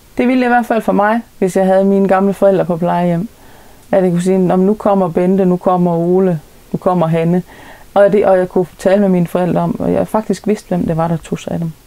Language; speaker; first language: Danish; native; Danish